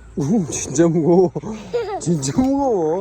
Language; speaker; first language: Korean; non-native, learner; Uzbek